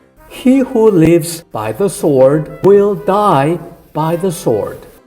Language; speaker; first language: English; non-native, fluent; Korean